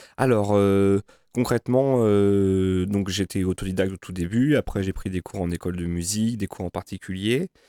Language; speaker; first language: French; native; French